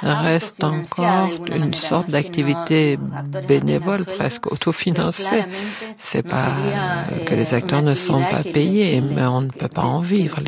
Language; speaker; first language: French; non-native, fluent; Spanish